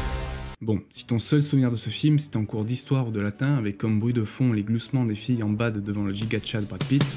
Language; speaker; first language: French; native; French